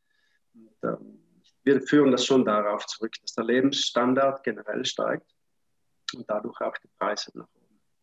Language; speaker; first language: German; native; German